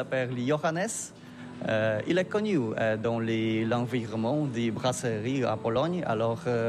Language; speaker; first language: French; non-native, learner; Polish